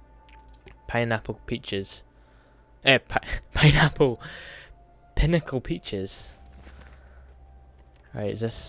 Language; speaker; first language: English; native; English